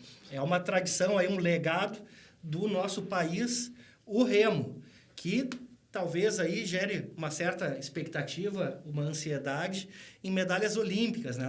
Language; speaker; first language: Portuguese; native; Portuguese